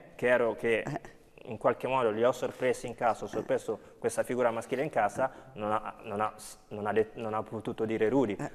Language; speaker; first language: Italian; early bilingual, other home language; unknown